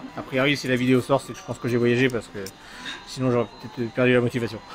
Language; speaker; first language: French; native; French